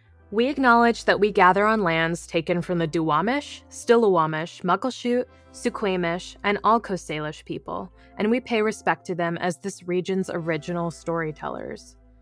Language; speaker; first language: English; native; English